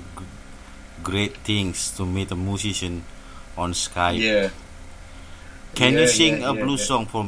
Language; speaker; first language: English; non-native, learner; Indonesian